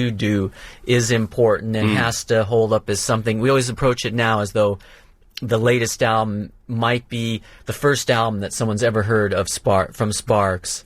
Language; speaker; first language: English; native; English